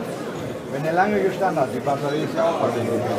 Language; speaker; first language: German; native; German